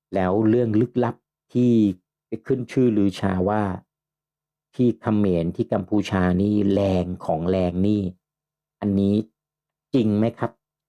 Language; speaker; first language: Thai; native; Thai